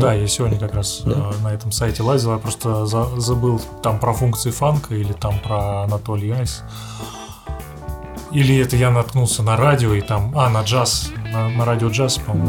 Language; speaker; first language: Russian; native; Russian